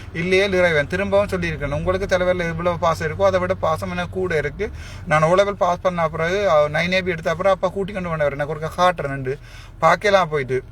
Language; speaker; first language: Tamil; native; Tamil